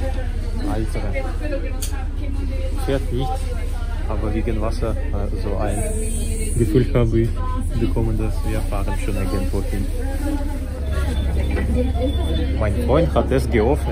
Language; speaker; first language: German; non-native, fluent; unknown